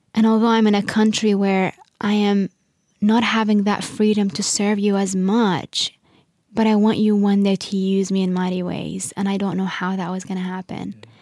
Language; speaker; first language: English; non-native, fluent; Arabic